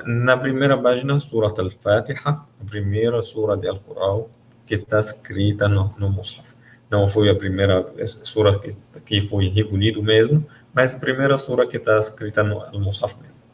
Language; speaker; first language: Portuguese; non-native, learner; Arabic